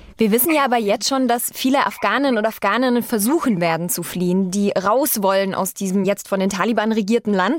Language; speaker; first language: German; native; German